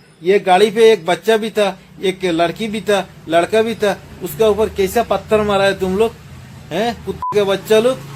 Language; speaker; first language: Hindi; non-native, local second language; Assamese